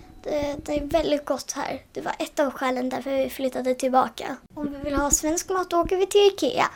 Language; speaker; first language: Swedish; early bilingual, heritage; Swedish